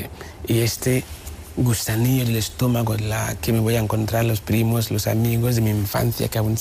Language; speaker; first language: Spanish; non-native, fluent; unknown